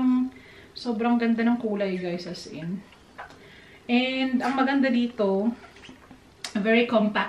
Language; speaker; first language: Filipino; native; Filipino